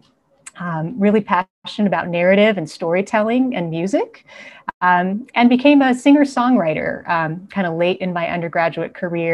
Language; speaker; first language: English; native; English